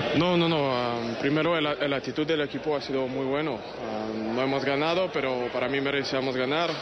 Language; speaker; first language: Spanish; non-native, fluent; French